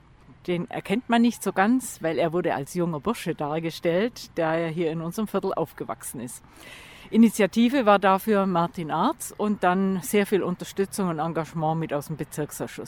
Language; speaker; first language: German; native; German